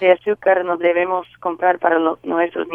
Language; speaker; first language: Spanish; non-native, learner; English